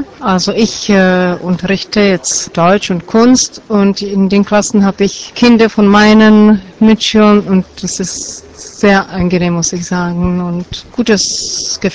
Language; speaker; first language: German; non-native, fluent; Czech